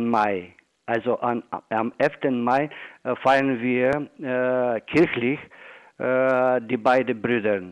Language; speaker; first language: German; non-native, fluent; Bulgarian